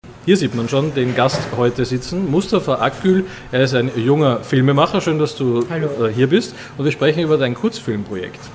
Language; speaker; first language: German; native; German